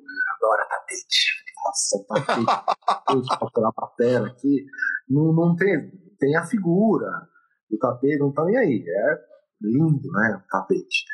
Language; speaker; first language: Portuguese; native; Portuguese